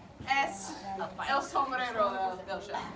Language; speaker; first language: Spanish; non-native, learner; English